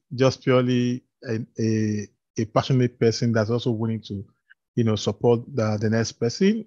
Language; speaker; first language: English; non-native, local second language; Yoruba